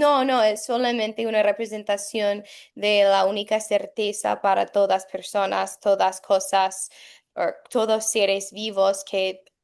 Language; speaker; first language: Spanish; non-native, fluent; English